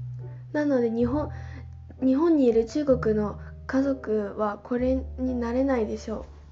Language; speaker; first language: Japanese; non-native, fluent; Chinese